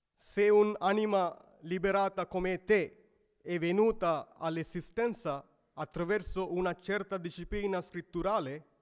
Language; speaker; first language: Italian; non-native, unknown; Sinhala